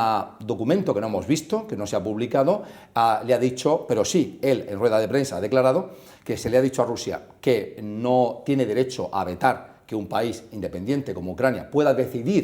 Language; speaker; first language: Spanish; native; Spanish